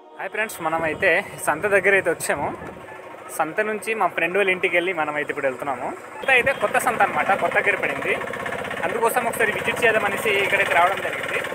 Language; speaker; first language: Telugu; non-native, local second language; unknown